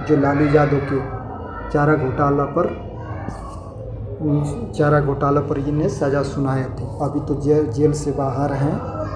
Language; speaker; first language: Hindi; native; Hindi